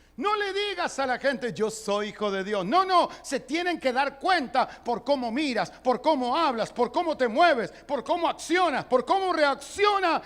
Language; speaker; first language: Spanish; early bilingual, other home language; Italian